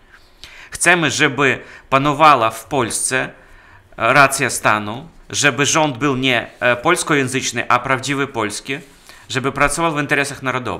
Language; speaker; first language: Polish; non-native, fluent; Russian